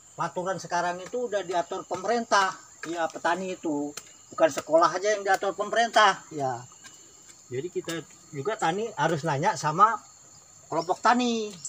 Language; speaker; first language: Indonesian; non-native, local second language; Javanese